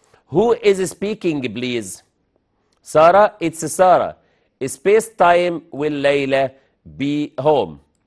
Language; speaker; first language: English; non-native, fluent; Arabic